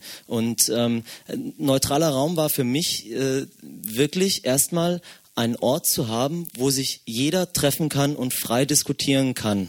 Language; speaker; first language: German; native; German